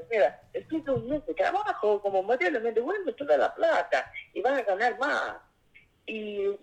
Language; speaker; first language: Spanish; non-native, learner; Russian